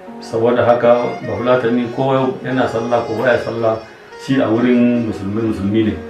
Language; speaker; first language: Hausa; non-native, local second language; Fula